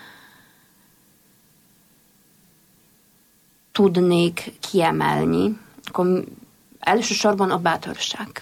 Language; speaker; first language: Hungarian; non-native, fluent; Polish